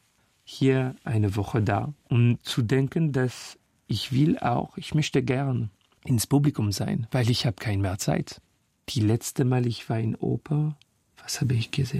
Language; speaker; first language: German; non-native, fluent; French